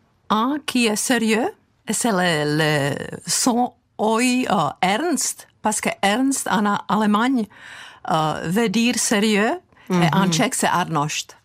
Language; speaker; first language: French; non-native, fluent; Czech